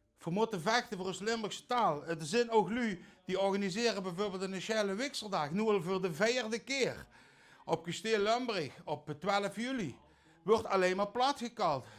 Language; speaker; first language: Dutch; native; Dutch